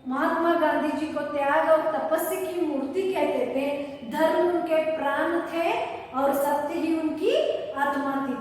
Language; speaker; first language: Hindi; non-native, local second language; Kannada